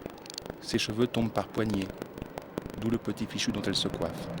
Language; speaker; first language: French; native; French